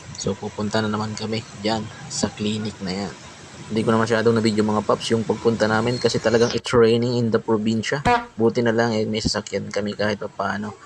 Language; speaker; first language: Filipino; non-native, local second language; Bikol